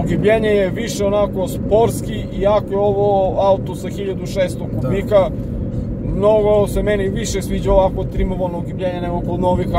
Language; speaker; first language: Serbian; native; Serbian